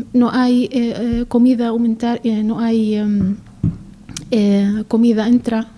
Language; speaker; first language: Spanish; non-native, learner; Arabic